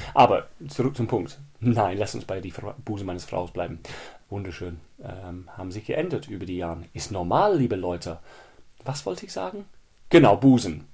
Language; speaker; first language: German; non-native, fluent; English